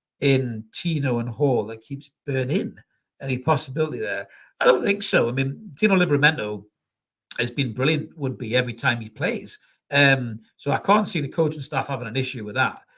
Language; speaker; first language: English; native; English